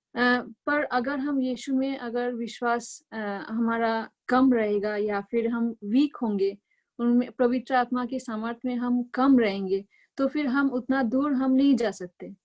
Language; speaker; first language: Hindi; native; Hindi